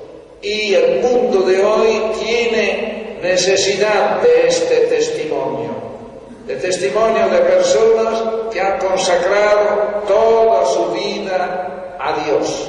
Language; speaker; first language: Spanish; non-native, fluent; Italian